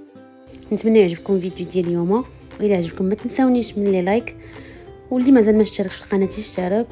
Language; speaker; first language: Arabic; native; Arabic